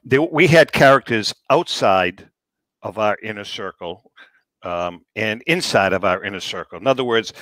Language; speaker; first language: English; native; English